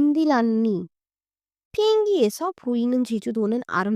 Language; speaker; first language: Korean; non-native, learner; Hindi